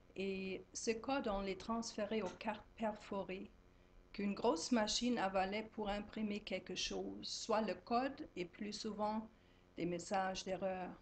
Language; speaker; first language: French; non-native, fluent; German